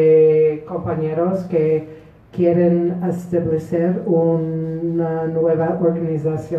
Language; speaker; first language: Spanish; non-native, fluent; Polish